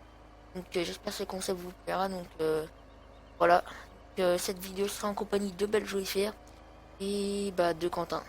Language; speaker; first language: French; native; French